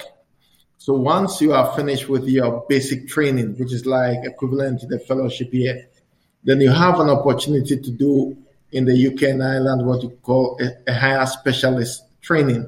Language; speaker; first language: English; non-native, local second language; Akan